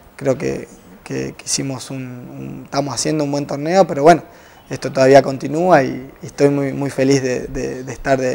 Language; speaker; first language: Spanish; native; Spanish